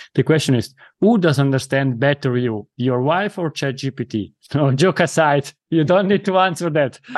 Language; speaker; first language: English; non-native, fluent; Italian